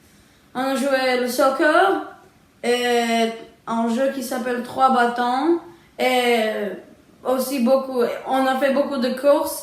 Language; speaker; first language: French; early bilingual, other home language; Czech